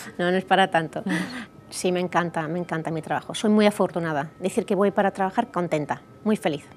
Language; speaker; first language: Spanish; early bilingual, heritage; Spanish